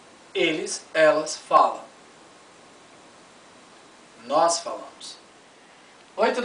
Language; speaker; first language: Portuguese; non-native, fluent; English